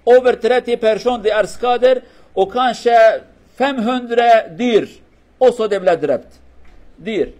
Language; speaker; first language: Norwegian; non-native, learner; Kurdish